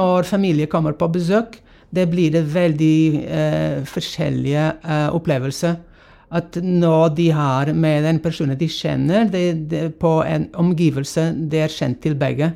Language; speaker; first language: Norwegian; non-native, fluent; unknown